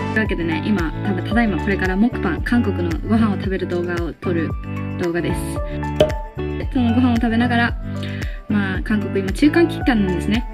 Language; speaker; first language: Japanese; early bilingual, heritage; Japanese